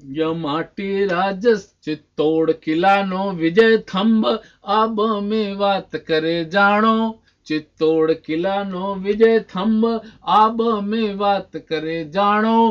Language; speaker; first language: Hindi; non-native, local second language; Rajasthani